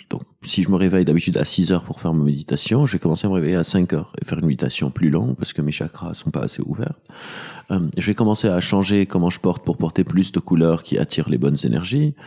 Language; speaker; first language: French; non-native, local second language; Arabic